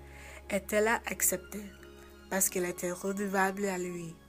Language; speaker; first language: French; non-native, learner; English